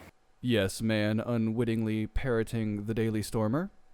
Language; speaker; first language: English; native; English